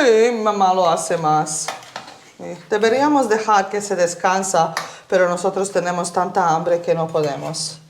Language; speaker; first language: Spanish; early bilingual, heritage; Bosnian